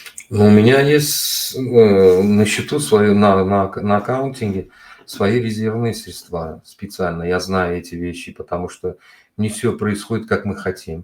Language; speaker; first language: Russian; non-native, local second language; Uzbek